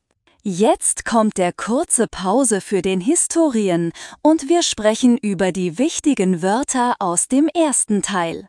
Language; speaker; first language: German; non-native, fluent; Turkish